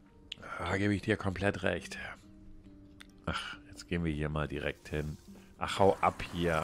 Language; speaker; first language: German; native; German